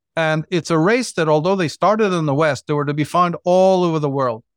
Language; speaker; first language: English; native; English